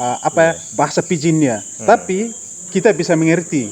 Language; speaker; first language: Indonesian; non-native, fluent; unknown